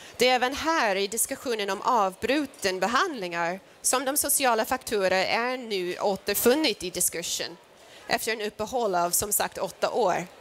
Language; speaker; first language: Swedish; non-native, fluent; English